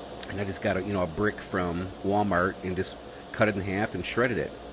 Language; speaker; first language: English; native; English